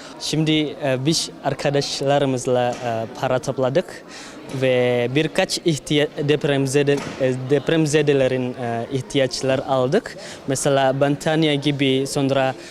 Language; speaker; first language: Turkish; non-native, learner; Indonesian